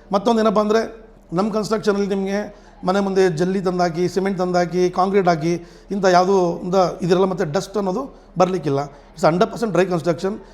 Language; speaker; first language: Kannada; non-native, local second language; Telugu